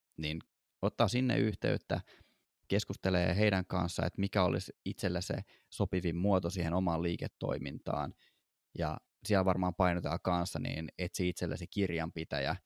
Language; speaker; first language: Finnish; native; Finnish